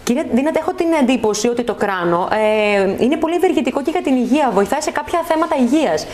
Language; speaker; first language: Greek; native; Greek